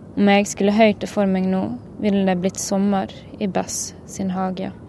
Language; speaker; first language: Norwegian; native; Norwegian